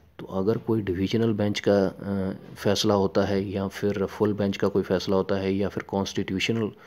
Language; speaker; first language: Hindi; non-native, local second language; Punjabi